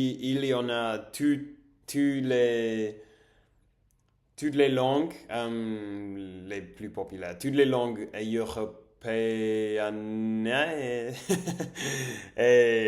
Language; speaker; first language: French; non-native, learner; English